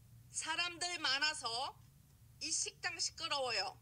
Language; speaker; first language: Korean; native; Korean